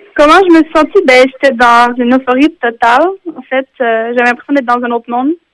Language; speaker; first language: French; native; French